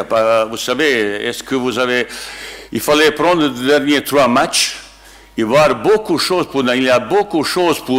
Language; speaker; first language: French; non-native, learner; Bosnian